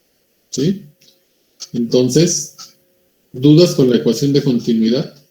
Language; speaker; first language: Spanish; native; Spanish